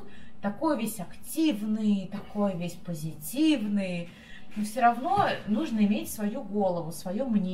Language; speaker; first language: Russian; native; Russian